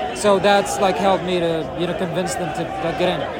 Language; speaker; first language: English; non-native, fluent; Arabic